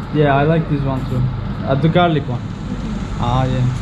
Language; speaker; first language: English; non-native, fluent; Turkish